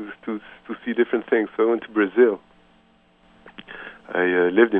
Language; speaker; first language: English; non-native, fluent; French